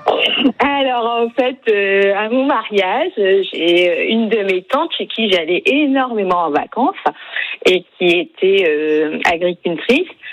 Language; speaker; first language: French; native; French